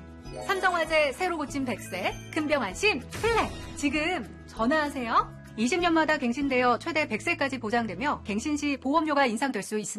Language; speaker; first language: Korean; native; Korean